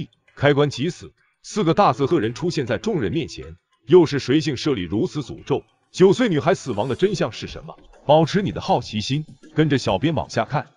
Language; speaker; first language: Chinese; native; Chinese